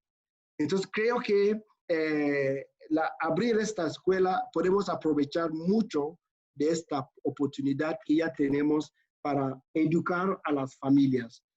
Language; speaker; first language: Spanish; non-native, fluent; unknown